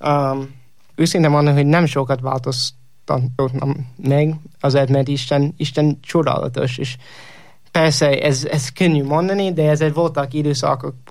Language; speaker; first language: Hungarian; non-native, learner; English